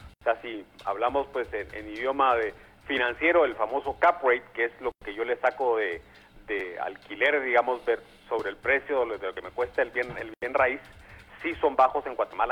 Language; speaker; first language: Spanish; native; Spanish